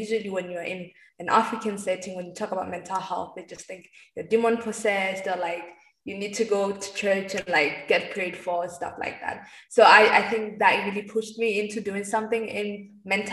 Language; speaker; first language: English; non-native, local second language; Tswana